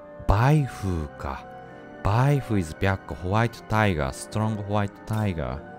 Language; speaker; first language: English; non-native, learner; Japanese